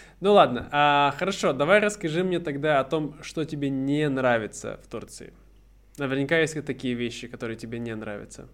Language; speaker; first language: Russian; native; Russian